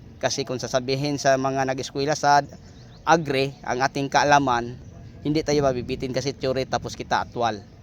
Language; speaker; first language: Filipino; non-native, local second language; Cebuano